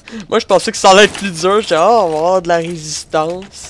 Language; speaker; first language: French; native; French